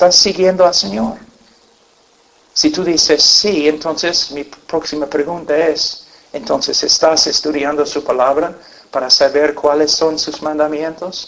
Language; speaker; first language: Spanish; non-native, fluent; English